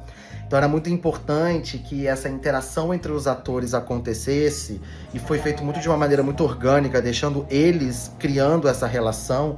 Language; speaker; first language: Portuguese; native; Portuguese